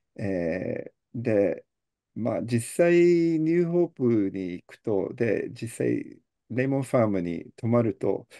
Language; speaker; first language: Japanese; early bilingual, heritage; Japanese